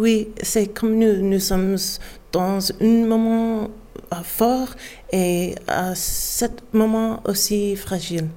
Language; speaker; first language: French; non-native, learner; English